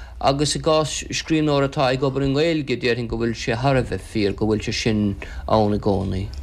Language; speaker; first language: Irish; non-native, local second language; English